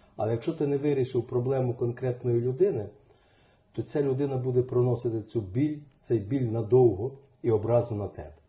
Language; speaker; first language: Ukrainian; native; Ukrainian